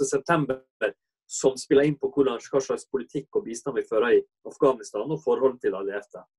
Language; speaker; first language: Norwegian; native; Norwegian